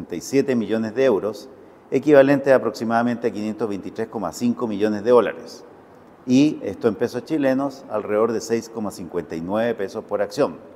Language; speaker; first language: Spanish; native; Spanish